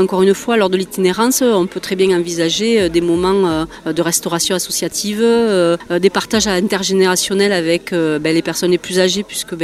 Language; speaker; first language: French; native; French